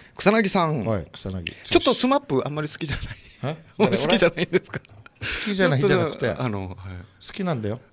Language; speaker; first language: Japanese; native; Japanese